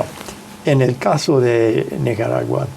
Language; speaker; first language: Spanish; non-native, fluent; English